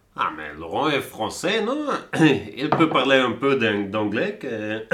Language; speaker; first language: French; non-native, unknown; German